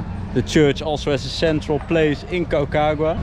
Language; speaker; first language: English; non-native, fluent; Dutch